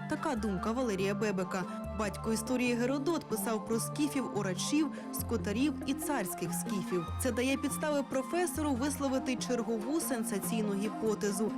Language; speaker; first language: Ukrainian; native; Ukrainian